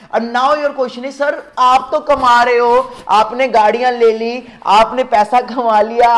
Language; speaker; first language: Hindi; native; Hindi